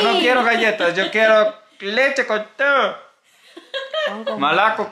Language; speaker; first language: Spanish; non-native, local second language; Russian